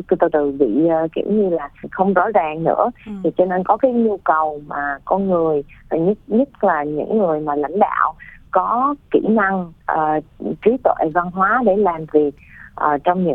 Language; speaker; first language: Vietnamese; early bilingual, heritage; Vietnamese